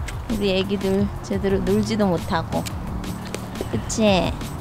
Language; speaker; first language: Korean; native; Korean